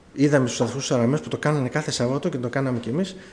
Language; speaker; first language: Greek; early bilingual, other home language; German